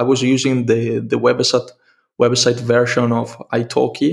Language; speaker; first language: English; non-native, fluent; Italian